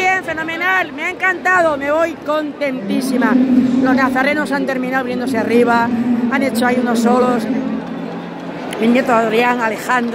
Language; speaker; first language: Spanish; native; Spanish